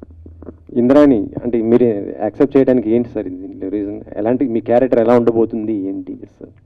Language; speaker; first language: Telugu; native; Telugu